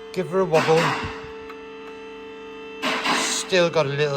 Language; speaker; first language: English; native; English